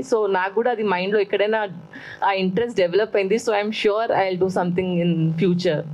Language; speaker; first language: Telugu; non-native, fluent; Hindi